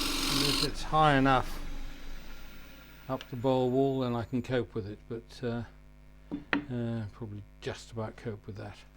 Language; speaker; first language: English; native; English